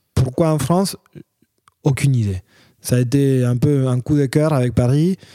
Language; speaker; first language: French; non-native, fluent; Spanish